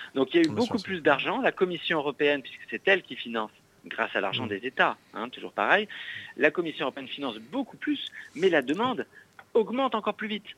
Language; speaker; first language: French; native; French